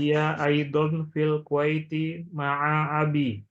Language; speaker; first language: Arabic; non-native, learner; Indonesian